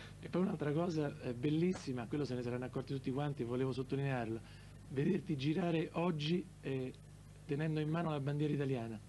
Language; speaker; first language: Italian; native; Italian